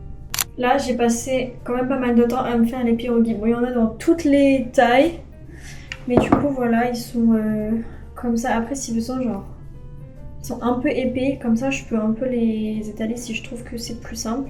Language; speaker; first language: French; native; French